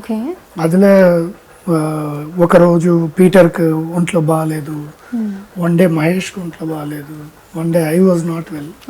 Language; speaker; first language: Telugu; non-native, fluent; Tamil